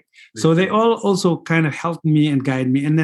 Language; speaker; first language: English; non-native, fluent; Fula